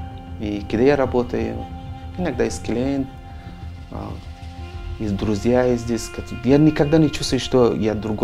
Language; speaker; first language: Russian; non-native, learner; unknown